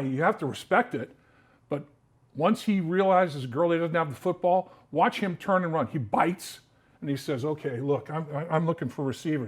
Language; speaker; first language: English; native; English